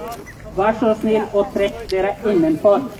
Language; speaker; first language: Norwegian; non-native, fluent; Persian